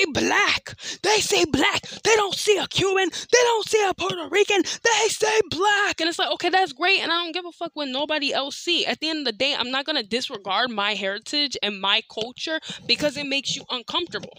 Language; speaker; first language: English; native; English